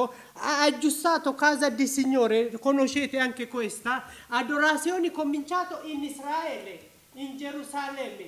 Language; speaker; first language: Italian; non-native, learner; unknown